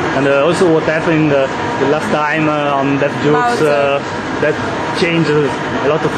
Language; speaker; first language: English; non-native, learner; Italian